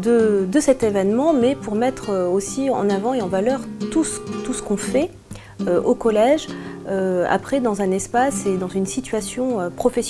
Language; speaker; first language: French; native; French